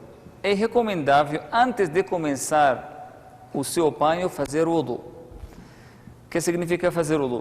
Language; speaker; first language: Portuguese; non-native, fluent; Arabic